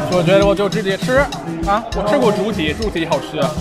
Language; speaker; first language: Chinese; non-native, fluent; English